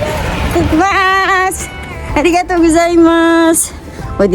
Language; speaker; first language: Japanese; non-native, learner; Filipino